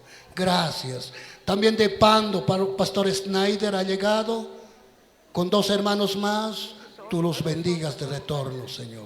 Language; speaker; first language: Spanish; native; Spanish